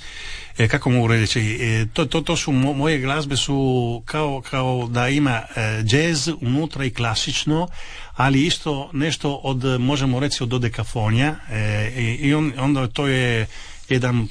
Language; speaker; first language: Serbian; non-native, fluent; Italian